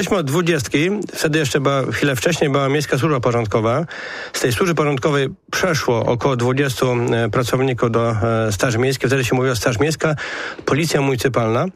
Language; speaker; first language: Polish; native; Polish